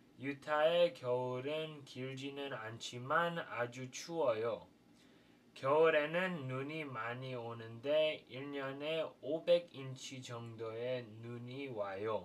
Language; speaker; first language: Korean; non-native, fluent; English